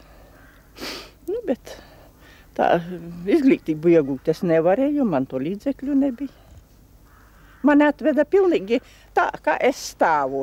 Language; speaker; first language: Latvian; native; Latvian